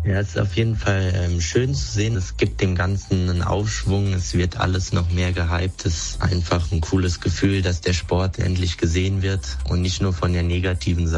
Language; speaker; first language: German; native; German